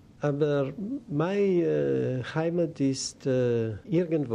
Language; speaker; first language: German; non-native, learner; Greek